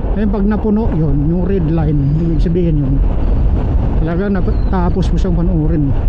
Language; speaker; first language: Filipino; non-native, local second language; Cebuano